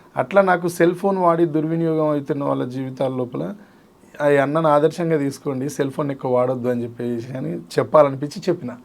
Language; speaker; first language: Telugu; native; Telugu